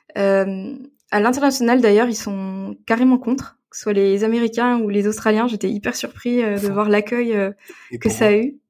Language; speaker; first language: French; native; French